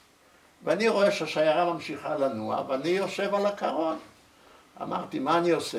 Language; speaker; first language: Hebrew; early bilingual, other home language; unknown